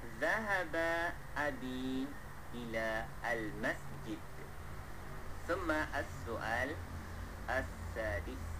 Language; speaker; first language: Arabic; non-native, fluent; Malay